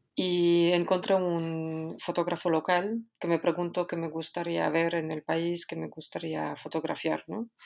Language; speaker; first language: Spanish; non-native, fluent; Polish